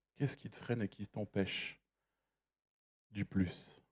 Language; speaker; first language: French; native; French